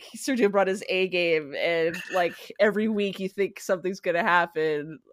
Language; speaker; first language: English; native; English